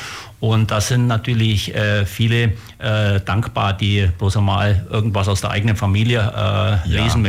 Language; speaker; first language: German; native; German